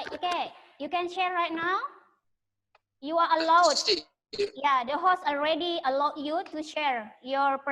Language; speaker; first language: English; non-native, learner; Indonesian